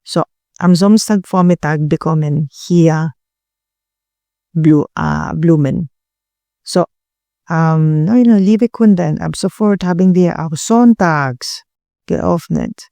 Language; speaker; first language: German; non-native, learner; Filipino